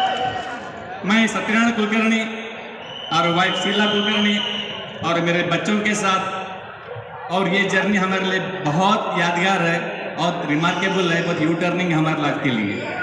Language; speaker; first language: Hindi; non-native, local second language; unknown